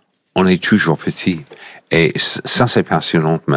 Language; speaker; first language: French; non-native, fluent; English